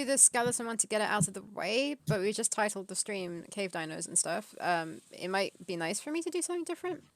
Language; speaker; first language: English; native; English